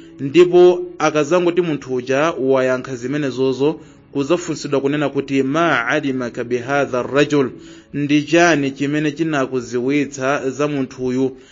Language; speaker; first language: Nyanja; non-native, local second language; Yao